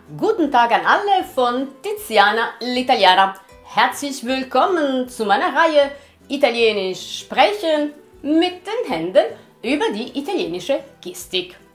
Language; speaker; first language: German; non-native, fluent; Italian